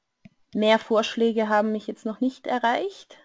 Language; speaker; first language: German; native; German